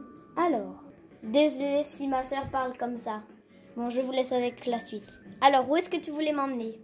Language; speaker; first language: French; native; French